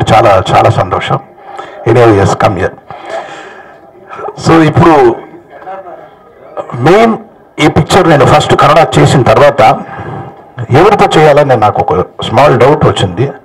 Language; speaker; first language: Telugu; non-native, fluent; Tamil